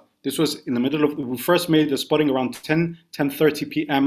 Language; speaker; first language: English; native; English